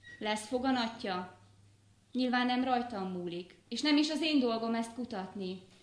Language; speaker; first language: Hungarian; native; Hungarian